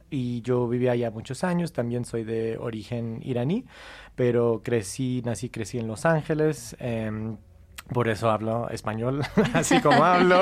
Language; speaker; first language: Spanish; non-native, fluent; English